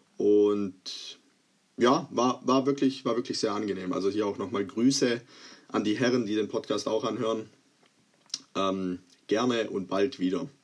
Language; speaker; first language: German; early bilingual, other home language; Croatian